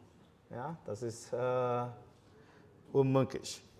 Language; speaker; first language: German; non-native, learner; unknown